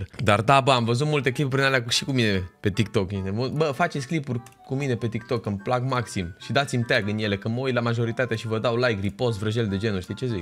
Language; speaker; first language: Romanian; native; Romanian